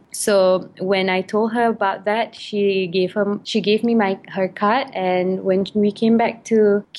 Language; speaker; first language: English; non-native, local second language; Malay